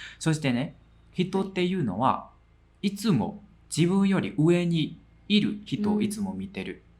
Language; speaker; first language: Japanese; non-native, fluent; Burmese